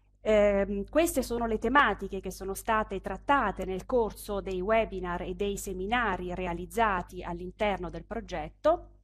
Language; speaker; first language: Italian; native; Italian